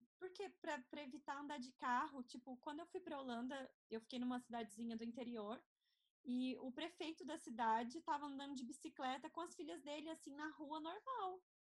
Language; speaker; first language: Portuguese; native; Portuguese